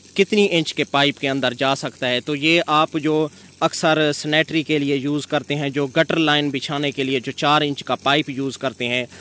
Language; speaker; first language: Urdu; non-native, local second language; Sindhi